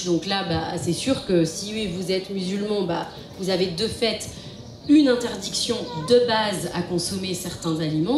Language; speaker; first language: French; native; French